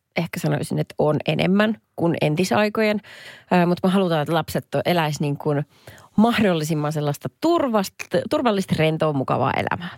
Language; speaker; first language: Finnish; native; Finnish